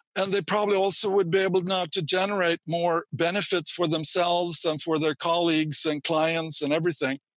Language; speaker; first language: English; non-native, fluent; Swedish